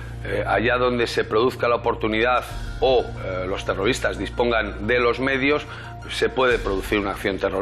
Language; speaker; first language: Spanish; native; Spanish